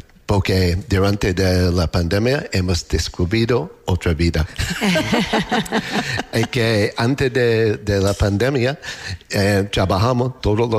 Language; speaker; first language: Spanish; non-native, learner; English